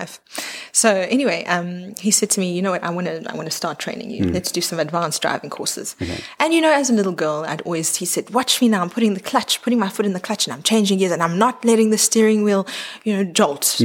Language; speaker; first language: English; native; English